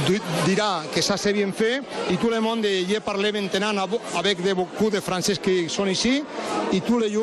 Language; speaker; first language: French; non-native, learner; Spanish